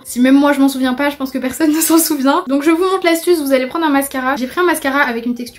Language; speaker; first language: French; native; French